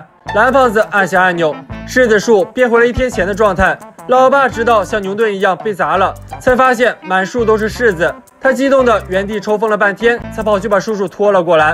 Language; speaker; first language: Chinese; native; Chinese